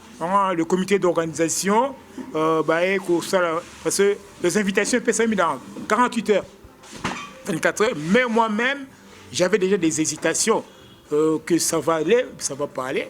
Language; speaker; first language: French; non-native, local second language; Lingala